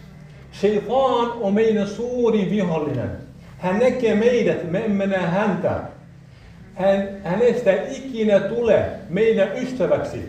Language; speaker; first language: Finnish; non-native, fluent; Arabic